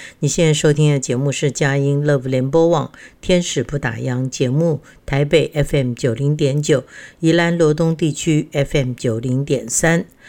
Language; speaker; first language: Chinese; native; Chinese